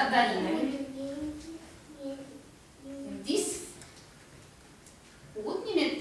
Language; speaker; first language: Estonian; non-native, local second language; Russian